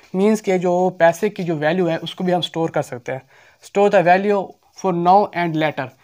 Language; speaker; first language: Urdu; non-native, local second language; Punjabi